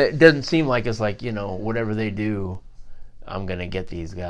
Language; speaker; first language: English; native; English